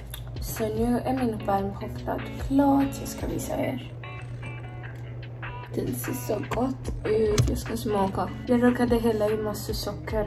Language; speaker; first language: Swedish; non-native, fluent; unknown